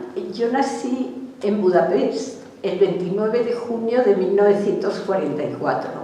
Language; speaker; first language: Spanish; early bilingual, other home language; Hungarian